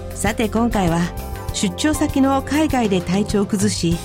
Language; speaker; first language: Japanese; native; Japanese